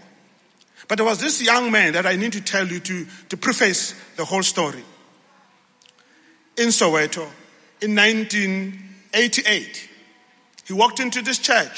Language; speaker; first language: English; non-native, local second language; Zulu